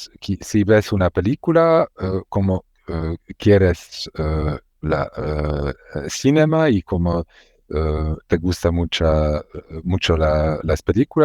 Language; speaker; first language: Spanish; non-native, learner; Hungarian